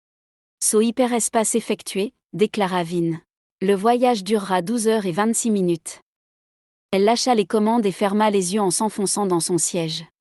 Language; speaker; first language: French; native; French